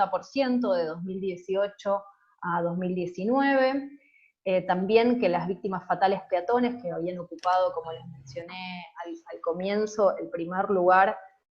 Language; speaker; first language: Spanish; native; Spanish